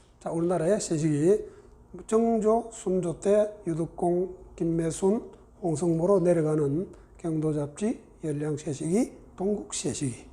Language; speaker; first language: Korean; native; Korean